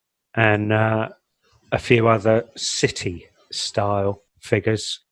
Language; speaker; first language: English; native; English